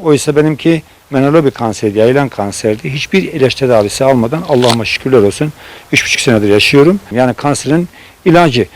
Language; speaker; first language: Turkish; native; Turkish